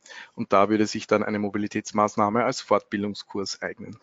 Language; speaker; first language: German; native; German